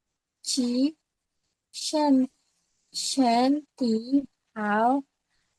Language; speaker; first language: Chinese; non-native, learner; Indonesian